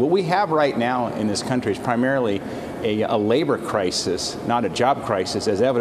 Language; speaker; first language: English; native; English